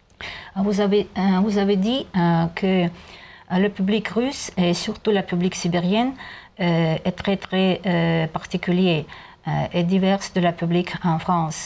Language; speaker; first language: French; non-native, learner; Russian